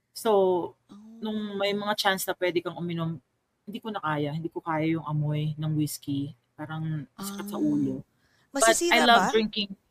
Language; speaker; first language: Filipino; native; Filipino